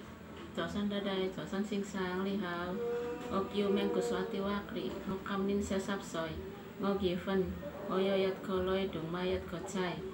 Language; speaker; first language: Cantonese; non-native, learner; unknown